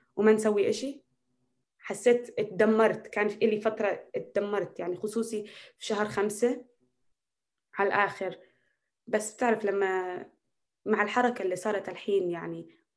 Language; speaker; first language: Arabic; native; Arabic